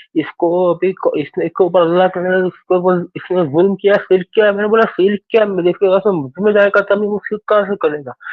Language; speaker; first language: Hindi; native; Hindi